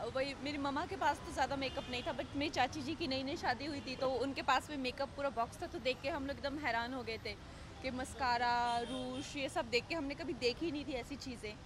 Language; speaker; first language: Hindi; native; Hindi